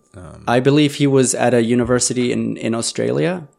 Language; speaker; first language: English; non-native, fluent; German